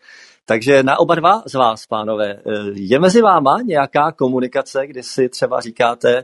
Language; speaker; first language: Czech; native; Czech